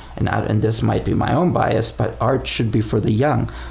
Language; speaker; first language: English; non-native, fluent; Spanish